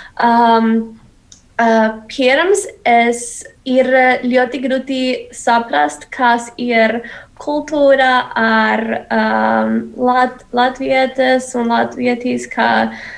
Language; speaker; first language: Latvian; non-native, learner; Spanish